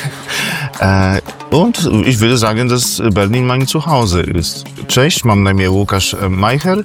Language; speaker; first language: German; non-native, fluent; Polish